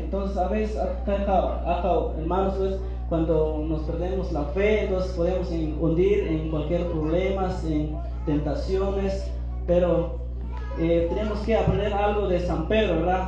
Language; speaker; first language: Spanish; non-native, local second language; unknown